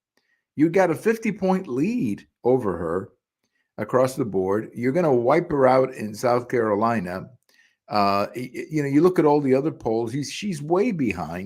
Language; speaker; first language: English; early bilingual, other home language; Spanish